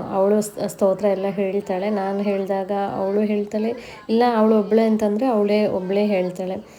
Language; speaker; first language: Kannada; non-native, local second language; Tulu